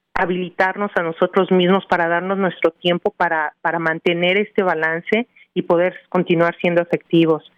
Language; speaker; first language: Spanish; native; Spanish